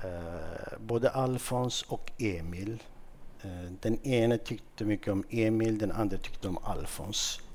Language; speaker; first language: Swedish; non-native, fluent; Kurdish